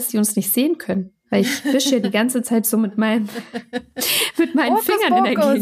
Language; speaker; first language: German; native; German